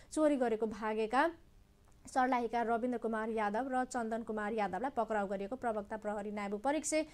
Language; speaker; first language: Nepali; non-native, local second language; Maithili